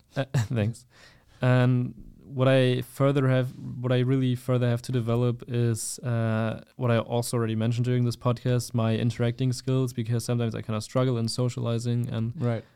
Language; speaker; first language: English; non-native, fluent; German